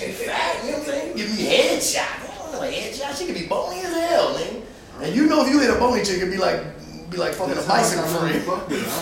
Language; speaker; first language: English; native; English